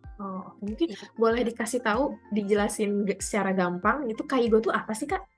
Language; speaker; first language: Indonesian; native; Indonesian